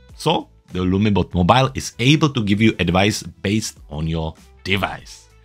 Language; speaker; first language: English; non-native, fluent; Czech